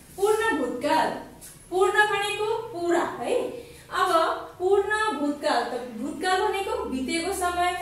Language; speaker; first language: Nepali; non-native, local second language; Maithili